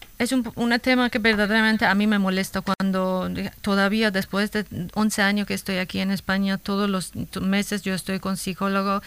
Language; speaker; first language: Spanish; non-native, fluent; Kurdish